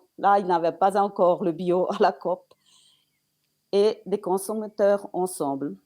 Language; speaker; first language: French; non-native, local second language; Italian